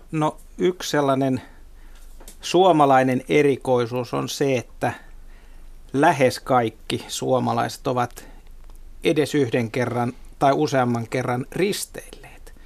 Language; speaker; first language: Finnish; native; Finnish